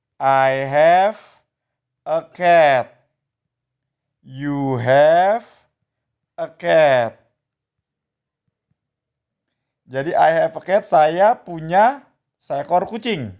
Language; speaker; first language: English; non-native, fluent; Indonesian